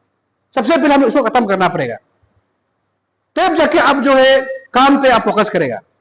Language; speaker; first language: Hindi; non-native, local second language; Nyishi